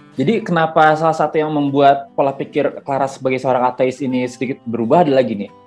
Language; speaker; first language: Indonesian; native; Indonesian